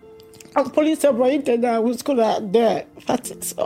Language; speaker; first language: Swedish; non-native, learner; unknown